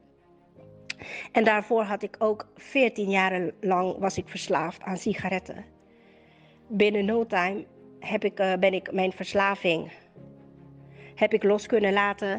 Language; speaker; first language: Dutch; native; Dutch